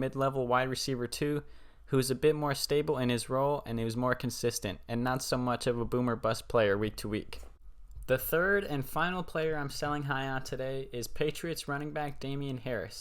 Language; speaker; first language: English; native; English